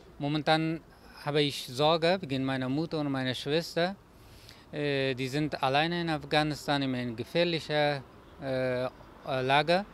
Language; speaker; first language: German; non-native, learner; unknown